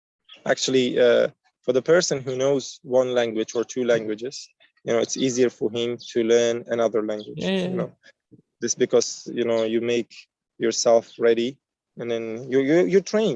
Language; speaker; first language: English; non-native, fluent; Uzbek